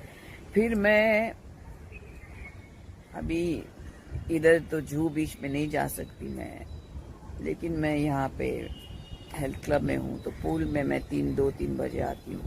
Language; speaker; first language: Hindi; native; Hindi